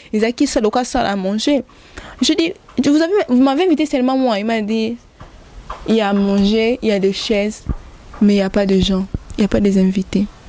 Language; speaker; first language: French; non-native, local second language; Lingala